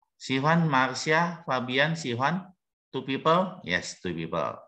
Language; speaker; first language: English; non-native, learner; Indonesian